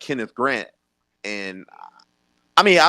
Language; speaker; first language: English; native; English